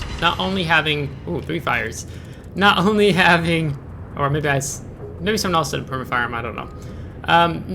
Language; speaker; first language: English; native; English